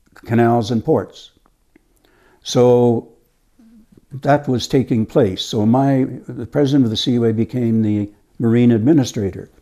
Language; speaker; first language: English; native; English